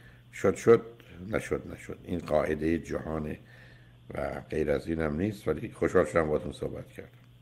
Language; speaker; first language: Persian; native; Persian